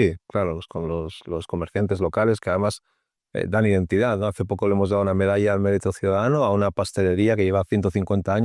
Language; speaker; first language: Spanish; native; Spanish